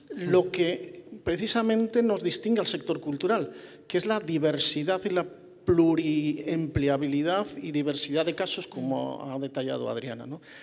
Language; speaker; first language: Spanish; native; Spanish